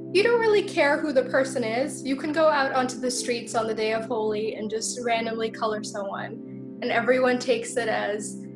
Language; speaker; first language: English; native; English